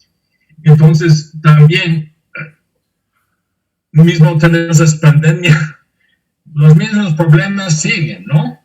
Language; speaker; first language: Spanish; non-native, fluent; English